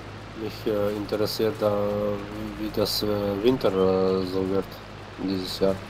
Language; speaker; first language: German; non-native, fluent; Slovenian